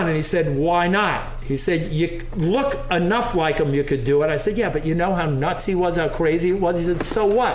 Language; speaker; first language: English; native; English